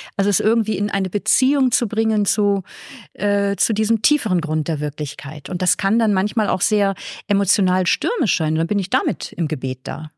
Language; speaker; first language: German; native; German